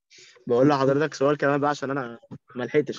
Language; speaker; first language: Arabic; native; Arabic